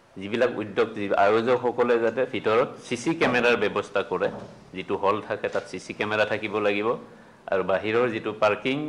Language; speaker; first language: Assamese; native; Assamese